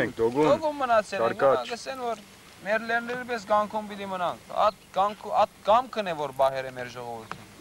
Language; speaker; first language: Armenian; early bilingual, heritage; Armenian